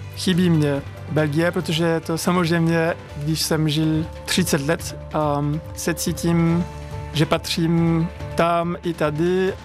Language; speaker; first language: Czech; non-native, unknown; French